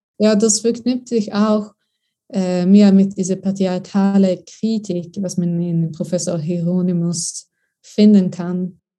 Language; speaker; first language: German; non-native, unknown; Swedish